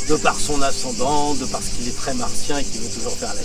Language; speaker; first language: French; native; French